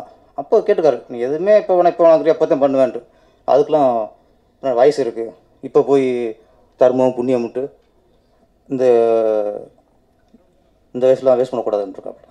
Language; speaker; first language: Tamil; native; Tamil